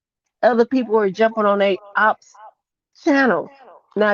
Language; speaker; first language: English; native; English